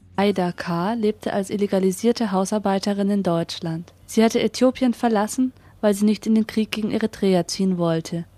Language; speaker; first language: German; native; German